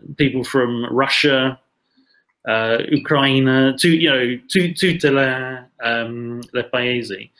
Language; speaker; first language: Italian; non-native, fluent; English